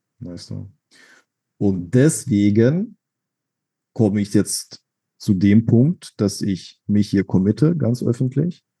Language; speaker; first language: German; non-native, fluent; Russian